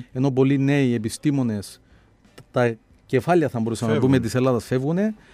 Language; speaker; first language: Greek; native; Greek